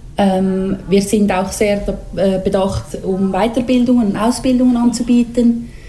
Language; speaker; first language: German; native; German